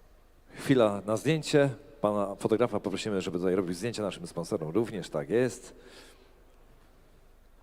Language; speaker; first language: Polish; native; Polish